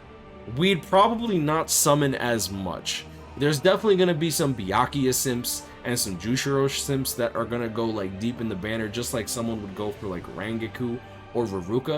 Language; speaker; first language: English; native; English